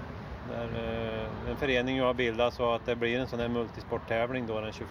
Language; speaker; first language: Swedish; native; Swedish